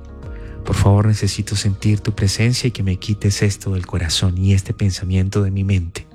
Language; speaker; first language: Spanish; native; Spanish